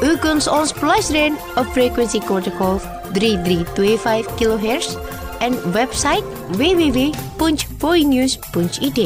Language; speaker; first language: Dutch; non-native, fluent; Indonesian